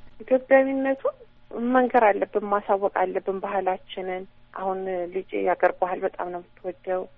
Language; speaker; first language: Amharic; native; Amharic